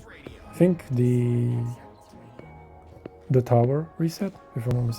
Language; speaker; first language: English; native; English